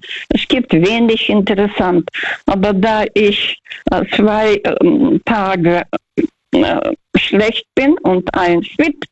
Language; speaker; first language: German; non-native, fluent; Russian